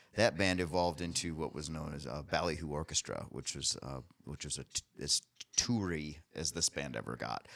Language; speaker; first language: English; native; English